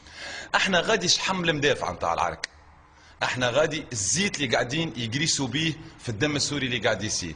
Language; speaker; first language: Arabic; native; Arabic